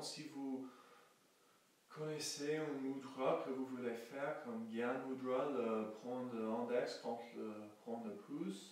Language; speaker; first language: French; non-native, fluent; English